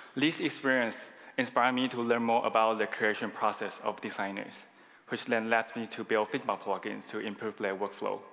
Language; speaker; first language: English; non-native, fluent; Chinese